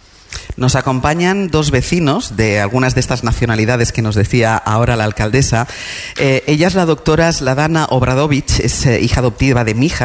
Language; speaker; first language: Spanish; native; Spanish